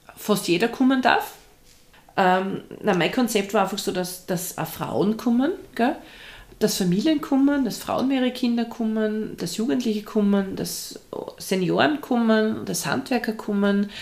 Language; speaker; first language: German; native; German